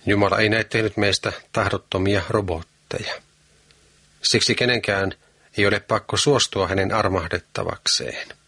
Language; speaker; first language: Finnish; native; Finnish